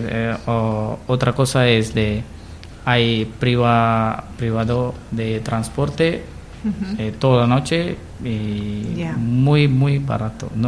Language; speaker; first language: Spanish; non-native, learner; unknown